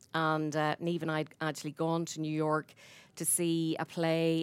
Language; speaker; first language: English; native; English